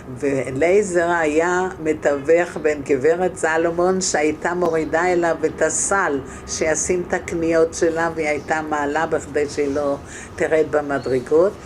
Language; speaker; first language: Hebrew; early bilingual, other home language; German